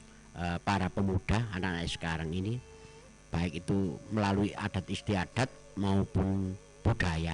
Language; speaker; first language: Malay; non-native, local second language; Javanese